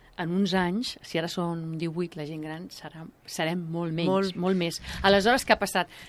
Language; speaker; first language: Catalan; native; Catalan